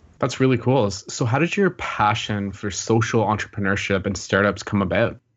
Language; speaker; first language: English; native; English